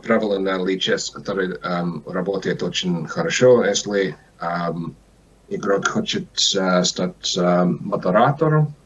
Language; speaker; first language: Russian; non-native, learner; English